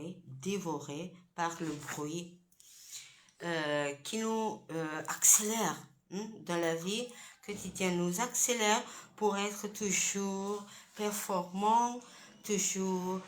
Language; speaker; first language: French; non-native, fluent; Italian